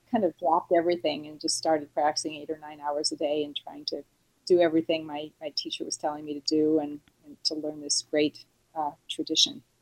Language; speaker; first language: English; native; English